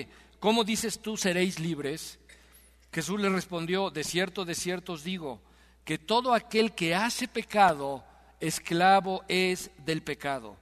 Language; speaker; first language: Spanish; native; Spanish